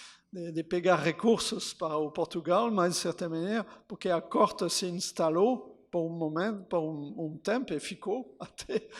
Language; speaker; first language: Portuguese; non-native, fluent; French